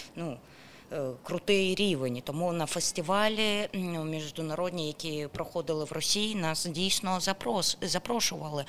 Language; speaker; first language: Ukrainian; non-native, local second language; Russian